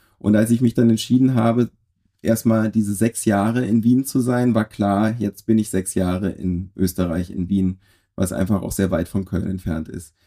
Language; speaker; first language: German; native; German